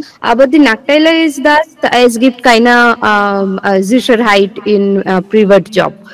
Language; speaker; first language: German; non-native, learner; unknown